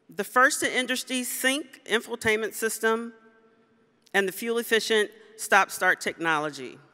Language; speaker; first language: English; native; English